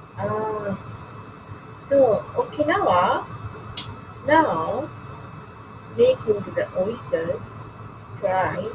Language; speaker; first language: English; non-native, learner; Japanese